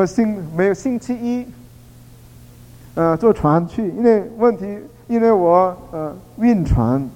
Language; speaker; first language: Chinese; non-native, fluent; Korean